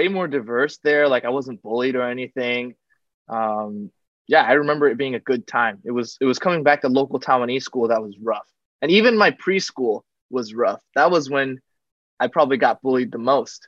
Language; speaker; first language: English; non-native, fluent; Chinese